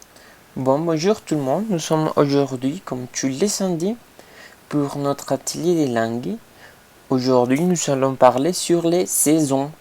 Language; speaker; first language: French; non-native, fluent; Spanish